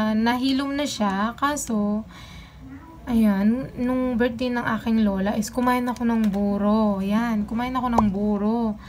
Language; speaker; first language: Filipino; non-native, local second language; Pampanga